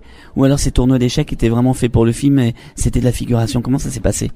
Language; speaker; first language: French; native; French